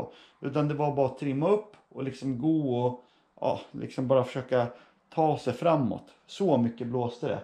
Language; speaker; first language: Swedish; native; Swedish